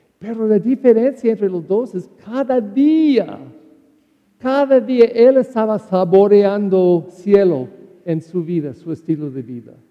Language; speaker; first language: Spanish; non-native, learner; English